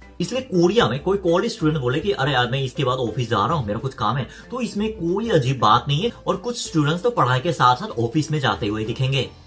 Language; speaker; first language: Hindi; non-native, fluent; Korean